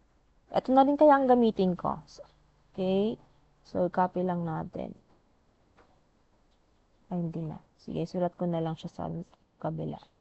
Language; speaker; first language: Filipino; native; Filipino